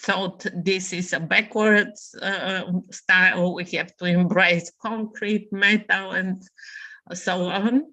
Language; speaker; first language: English; non-native, fluent; Bulgarian